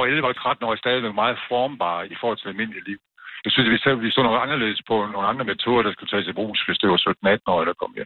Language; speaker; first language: Danish; native; Danish